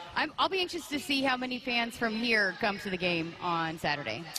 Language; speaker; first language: English; native; English